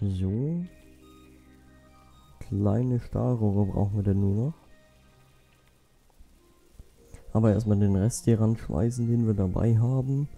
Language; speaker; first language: German; native; German